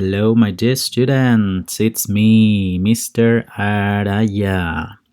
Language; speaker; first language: English; non-native, fluent; Spanish